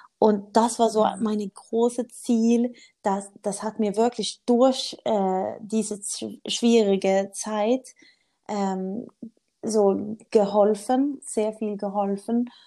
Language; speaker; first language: German; non-native, learner; Swedish